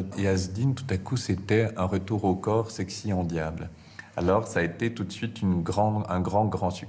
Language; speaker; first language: French; native; French